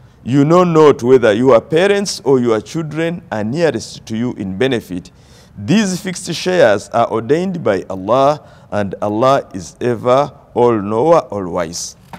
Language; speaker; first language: English; non-native, local second language; Ganda